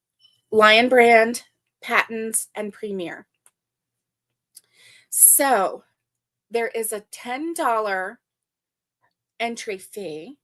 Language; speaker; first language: English; native; English